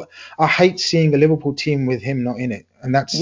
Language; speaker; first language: English; native; English